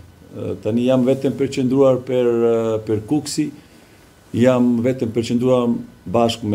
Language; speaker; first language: Albanian; non-native, learner; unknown